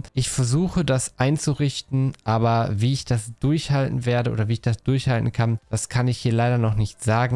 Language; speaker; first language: German; native; German